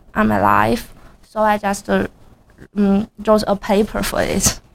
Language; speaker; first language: English; non-native, learner; Chinese